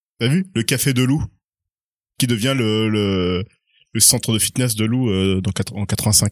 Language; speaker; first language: French; native; French